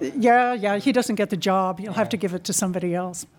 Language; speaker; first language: English; native; English